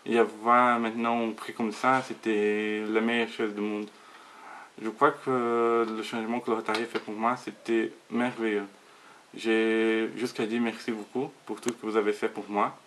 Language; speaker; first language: French; non-native, learner; Portuguese